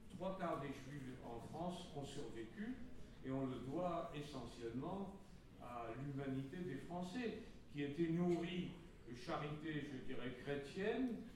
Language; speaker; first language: French; native; French